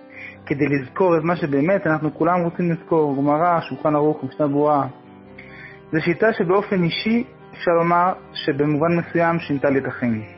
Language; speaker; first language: Hebrew; native; Hebrew